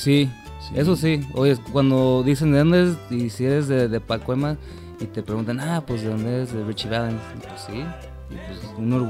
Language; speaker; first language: Spanish; early bilingual, heritage; Spanish